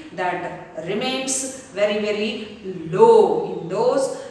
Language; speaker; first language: English; non-native, local second language; Kannada